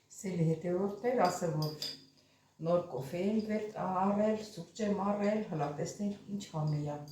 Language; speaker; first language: Armenian; native; Armenian